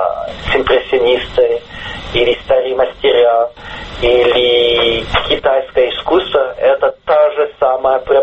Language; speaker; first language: Russian; early bilingual, heritage; English